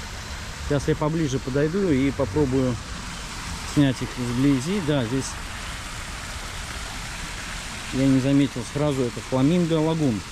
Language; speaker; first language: Russian; native; Russian